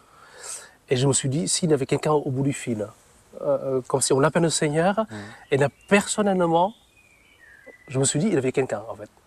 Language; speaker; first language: French; non-native, fluent; Vietnamese